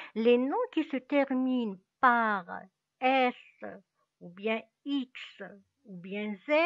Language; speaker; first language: French; non-native, local second language; Arabic